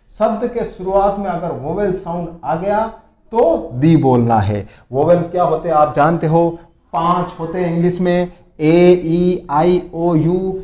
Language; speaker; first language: Hindi; native; Hindi